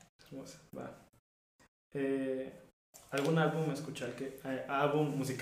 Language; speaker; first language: Spanish; native; Spanish